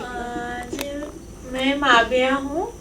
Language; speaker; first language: Hindi; non-native, local second language; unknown